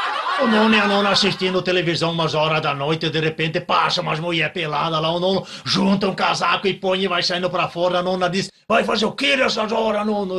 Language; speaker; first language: Portuguese; native; Portuguese